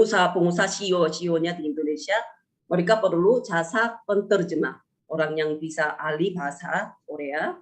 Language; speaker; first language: Indonesian; non-native, fluent; Korean